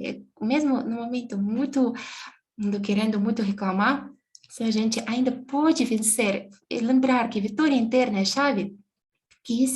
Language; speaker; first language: Portuguese; non-native, fluent; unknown